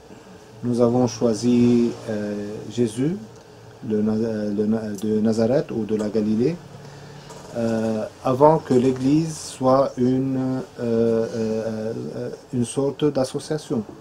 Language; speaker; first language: French; non-native, fluent; Arabic